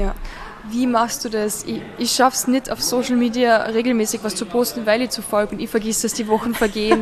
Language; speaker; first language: German; native; German